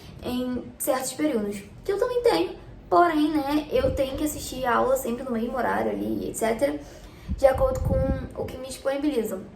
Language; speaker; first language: Portuguese; native; Portuguese